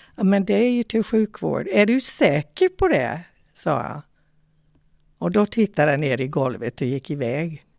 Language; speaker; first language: Swedish; non-native, fluent; English